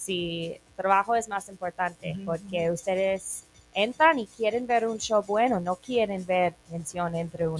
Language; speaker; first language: Spanish; non-native, learner; English